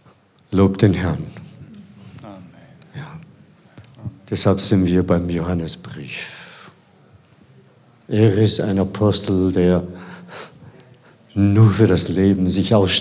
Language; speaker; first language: German; non-native, fluent; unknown